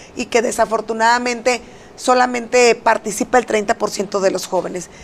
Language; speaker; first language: Spanish; native; Spanish